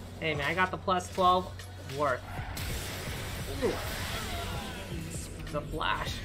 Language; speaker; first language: English; native; English